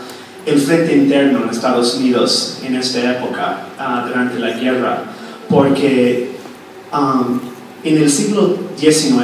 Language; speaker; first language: Spanish; non-native, fluent; English